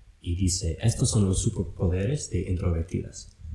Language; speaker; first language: Spanish; non-native, fluent; English